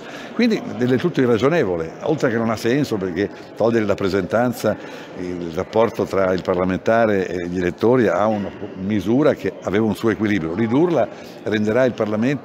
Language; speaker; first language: Italian; native; Italian